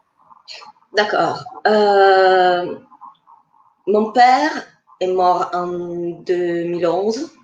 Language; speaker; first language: French; non-native, fluent; Italian